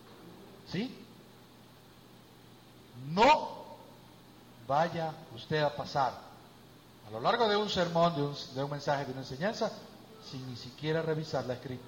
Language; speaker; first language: Spanish; native; Spanish